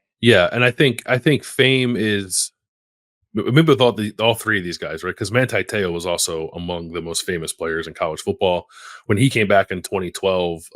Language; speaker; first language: English; native; English